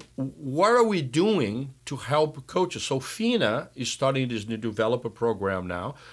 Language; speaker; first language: English; non-native, fluent; Portuguese